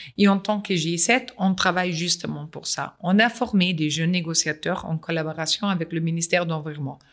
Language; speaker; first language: French; non-native, fluent; German